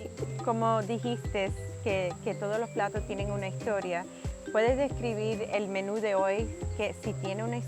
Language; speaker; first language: Spanish; non-native, learner; English